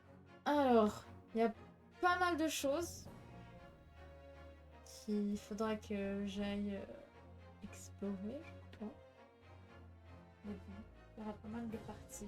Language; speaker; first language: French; native; French